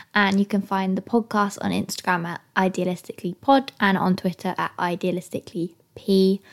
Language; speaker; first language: English; native; English